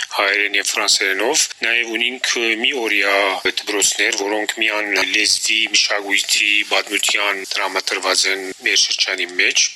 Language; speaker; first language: Armenian; early bilingual, heritage; Armenian